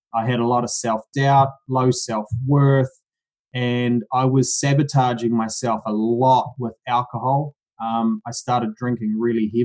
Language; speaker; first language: English; native; English